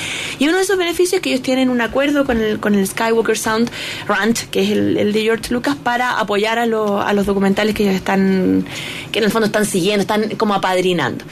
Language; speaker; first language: Spanish; native; Spanish